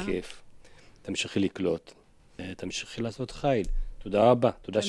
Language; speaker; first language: Hebrew; native; Hebrew